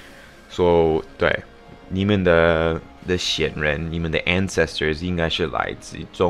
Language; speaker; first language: Chinese; non-native, fluent; English